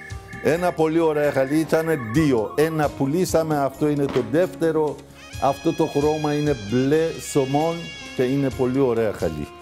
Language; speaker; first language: Greek; non-native, fluent; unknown